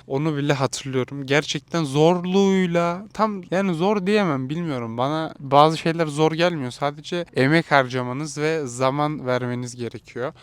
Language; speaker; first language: Turkish; native; Turkish